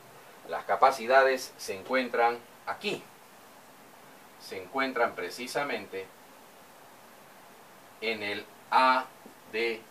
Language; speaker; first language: Spanish; native; Spanish